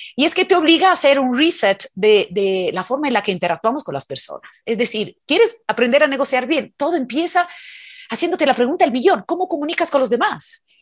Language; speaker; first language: Spanish; non-native, fluent; Italian